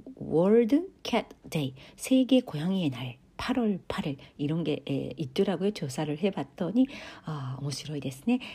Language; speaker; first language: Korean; non-native, fluent; Japanese